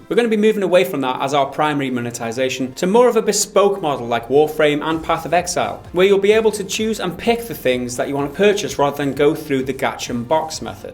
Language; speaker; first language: English; native; English